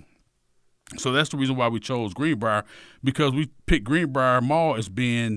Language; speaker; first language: English; native; English